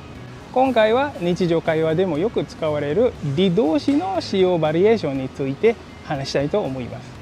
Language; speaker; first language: Japanese; non-native, fluent; Indonesian